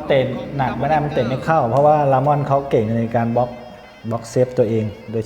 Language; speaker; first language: Thai; native; Thai